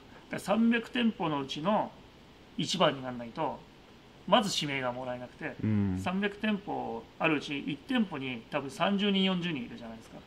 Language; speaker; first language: Japanese; native; Japanese